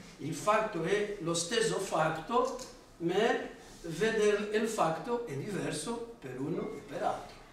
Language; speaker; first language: Italian; non-native, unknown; Portuguese